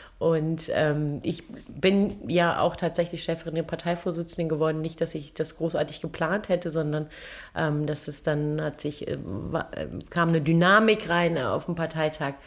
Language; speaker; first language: German; early bilingual, other home language; Turkish